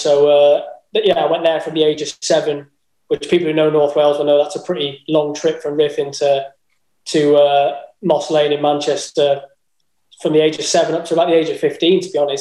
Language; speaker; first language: English; native; English